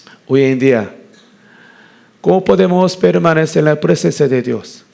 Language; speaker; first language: Spanish; non-native, learner; Korean